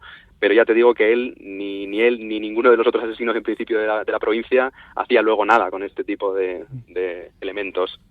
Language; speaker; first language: Spanish; native; Spanish